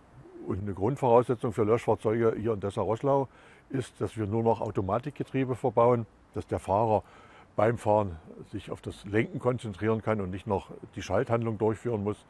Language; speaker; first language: German; native; German